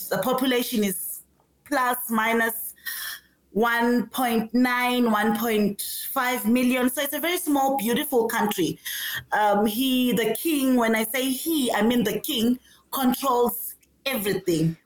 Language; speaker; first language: English; non-native, local second language; Swati